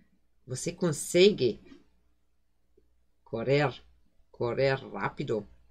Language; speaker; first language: Portuguese; non-native, fluent; German